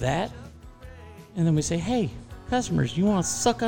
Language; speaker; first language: English; native; English